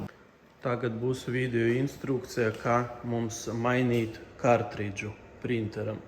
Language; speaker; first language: Latvian; non-native, local second language; Russian